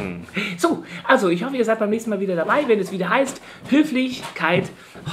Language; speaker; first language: German; native; German